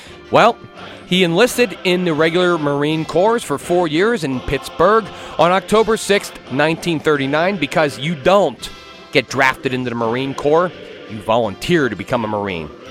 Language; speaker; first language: English; native; English